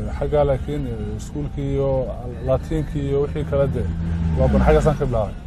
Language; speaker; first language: Somali; early bilingual, other home language; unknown